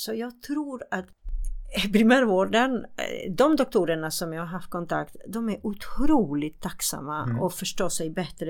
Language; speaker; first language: Swedish; non-native, fluent; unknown